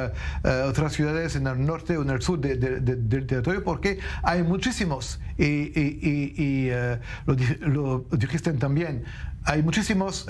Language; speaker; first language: Spanish; non-native, fluent; French